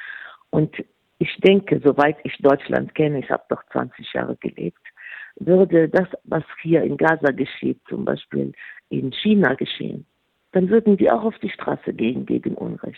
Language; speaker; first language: German; non-native, fluent; Arabic